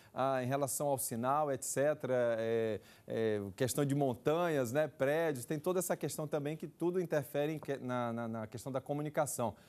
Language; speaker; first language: Portuguese; native; Portuguese